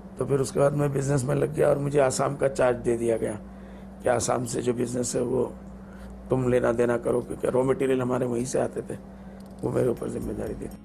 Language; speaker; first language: Hindi; non-native, local second language; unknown